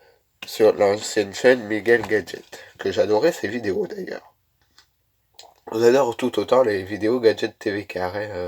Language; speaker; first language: French; native; French